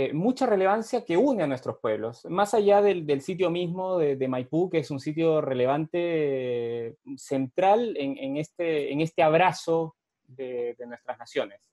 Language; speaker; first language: Spanish; native; Spanish